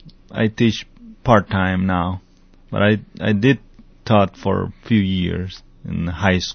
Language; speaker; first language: English; non-native, fluent; Spanish